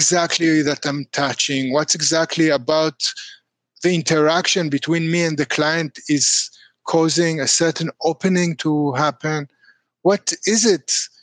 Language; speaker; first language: English; non-native, fluent; Hebrew